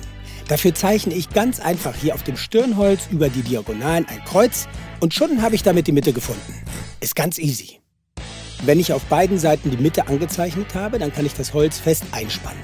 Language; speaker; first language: German; native; German